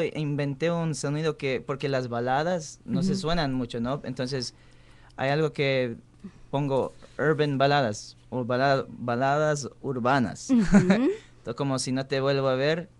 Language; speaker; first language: Spanish; early bilingual, heritage; Spanish